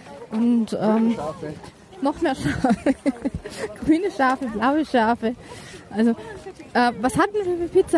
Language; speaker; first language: German; native; German